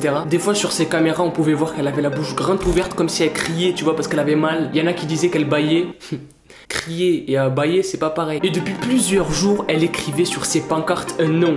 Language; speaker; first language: French; native; French